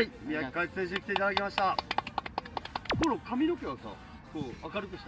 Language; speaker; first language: Japanese; native; Japanese